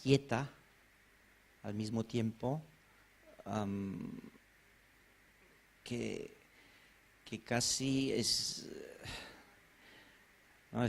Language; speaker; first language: Spanish; non-native, fluent; German